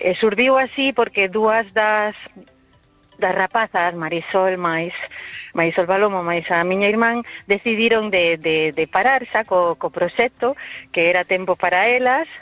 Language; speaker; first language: Galician; early bilingual, heritage; Galician